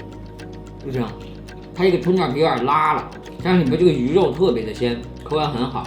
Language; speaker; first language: Chinese; native; Chinese